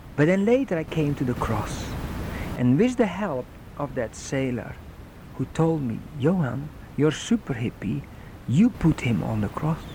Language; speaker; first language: English; non-native, fluent; Dutch